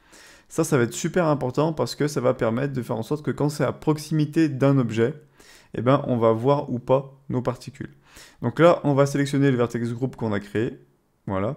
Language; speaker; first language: French; native; French